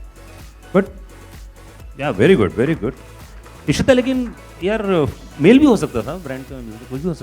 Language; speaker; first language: Hindi; native; Hindi